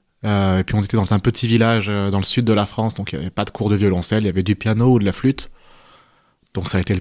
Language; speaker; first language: French; native; French